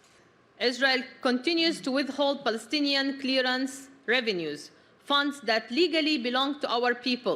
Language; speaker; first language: English; non-native, fluent; Arabic